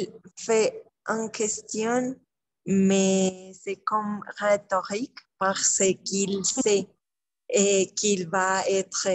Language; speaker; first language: French; non-native, learner; Spanish